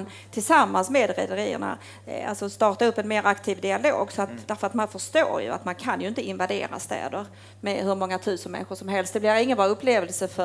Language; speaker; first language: Swedish; native; Swedish